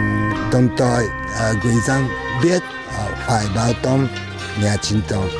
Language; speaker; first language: Vietnamese; non-native, learner; Japanese